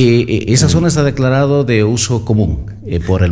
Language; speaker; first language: Spanish; native; Spanish